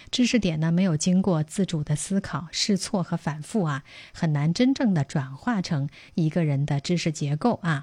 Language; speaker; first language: Chinese; native; Chinese